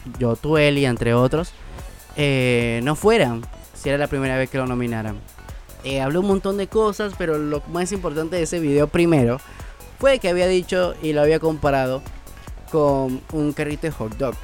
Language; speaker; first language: Spanish; native; Spanish